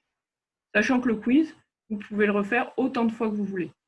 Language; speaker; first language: French; native; French